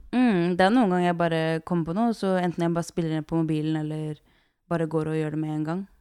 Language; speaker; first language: Norwegian; early bilingual, other home language; Kurdish